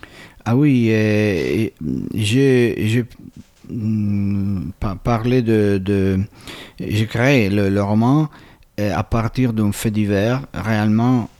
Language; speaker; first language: French; non-native, fluent; Italian